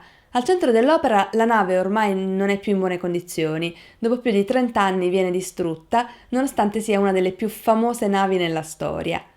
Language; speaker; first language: Italian; native; Italian